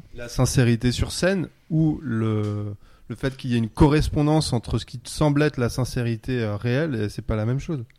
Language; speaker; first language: French; native; French